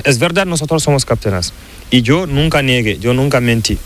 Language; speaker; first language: Spanish; non-native, learner; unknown